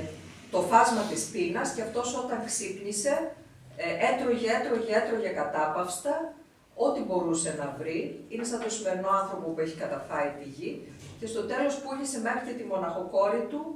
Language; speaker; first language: Greek; native; Greek